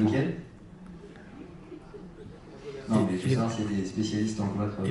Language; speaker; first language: French; native; French